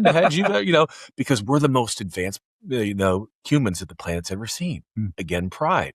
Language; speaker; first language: English; native; English